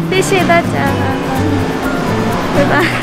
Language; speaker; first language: Chinese; non-native, learner; Japanese